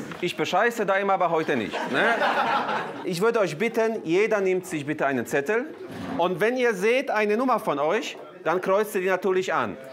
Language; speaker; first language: German; non-native, fluent; Polish